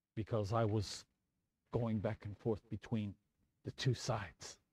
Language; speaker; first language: English; native; English